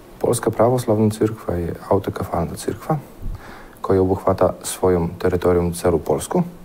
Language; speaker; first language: Serbian; non-native, fluent; Polish